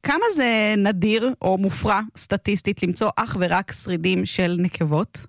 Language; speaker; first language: Hebrew; native; Hebrew